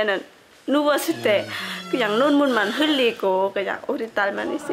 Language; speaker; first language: Korean; non-native, learner; Khmer